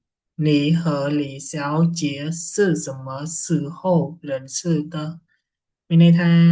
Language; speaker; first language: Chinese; non-native, fluent; Khmer